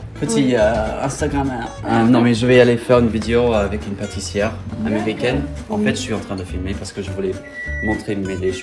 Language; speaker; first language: French; non-native, fluent; English